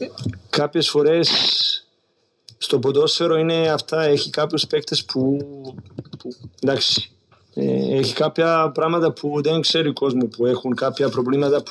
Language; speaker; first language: Greek; non-native, learner; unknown